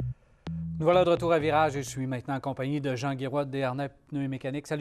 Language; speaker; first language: French; native; French